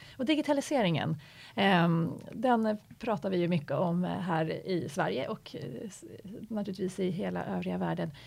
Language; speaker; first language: Swedish; native; Swedish